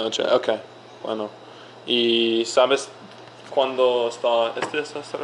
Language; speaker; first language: Spanish; non-native, learner; English